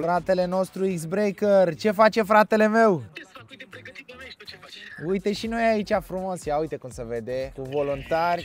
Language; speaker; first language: Romanian; native; Romanian